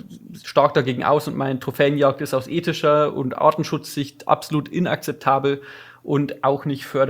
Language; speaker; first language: German; native; German